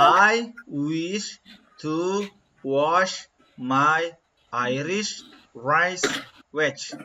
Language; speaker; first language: English; non-native, learner; Indonesian